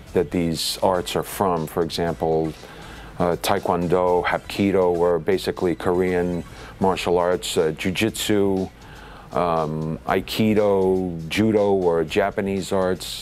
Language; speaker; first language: English; native; English